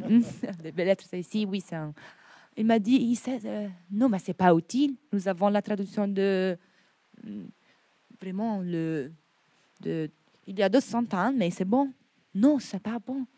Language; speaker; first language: French; non-native, fluent; Italian